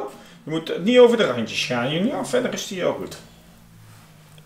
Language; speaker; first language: Dutch; native; Dutch